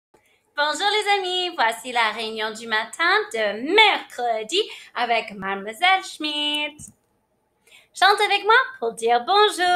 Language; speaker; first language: French; non-native, fluent; English